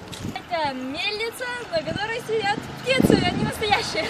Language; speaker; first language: Russian; native; Russian